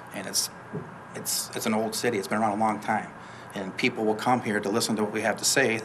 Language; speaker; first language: English; native; English